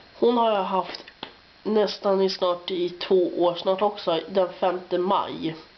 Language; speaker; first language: Swedish; native; Swedish